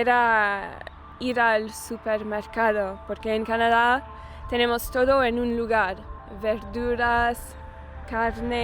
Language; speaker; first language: Spanish; non-native, learner; English